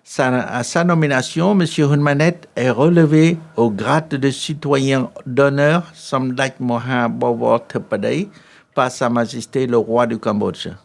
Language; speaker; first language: French; non-native, fluent; Khmer